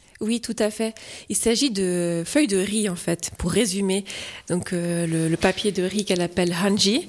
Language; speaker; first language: French; native; French